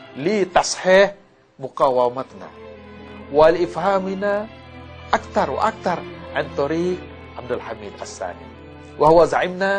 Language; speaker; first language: Arabic; non-native, learner; Malay